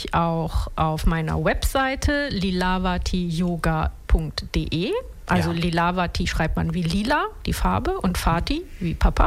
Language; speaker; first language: German; early bilingual, other home language; Italian